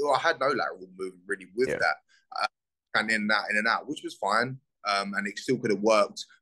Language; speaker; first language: English; native; English